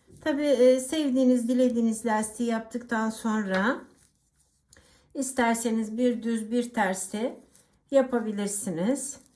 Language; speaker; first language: Turkish; native; Turkish